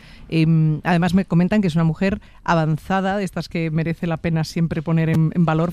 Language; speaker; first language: Spanish; native; Spanish